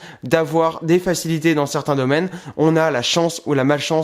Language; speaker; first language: French; native; French